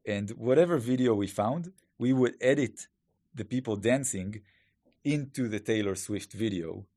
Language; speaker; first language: English; non-native, fluent; Hebrew